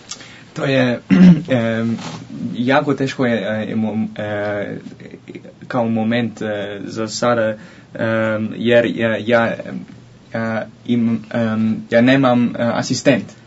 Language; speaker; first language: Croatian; non-native, learner; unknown